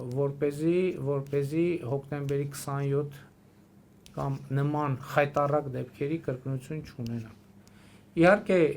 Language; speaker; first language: Armenian; native; Armenian